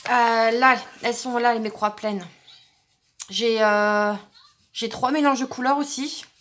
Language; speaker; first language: French; native; French